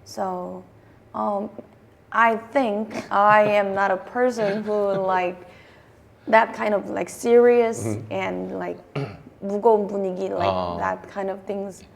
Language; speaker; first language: English; non-native, fluent; Korean